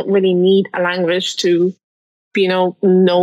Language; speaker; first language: English; non-native, fluent; Arabic